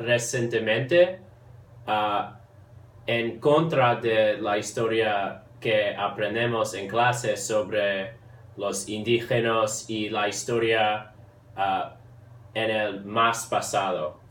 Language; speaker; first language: Spanish; early bilingual, heritage; English